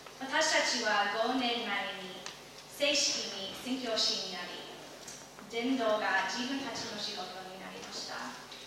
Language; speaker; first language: Japanese; non-native, fluent; English